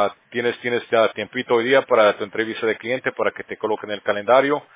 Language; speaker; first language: Spanish; early bilingual, heritage; Spanish